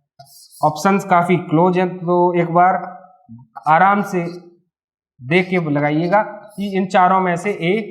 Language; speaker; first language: Hindi; native; Hindi